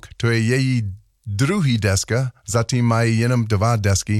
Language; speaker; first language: Czech; non-native, learner; English